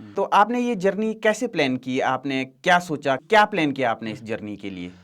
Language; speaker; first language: Hindi; native; Hindi